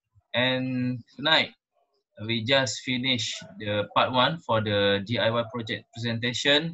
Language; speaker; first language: English; non-native, local second language; Malay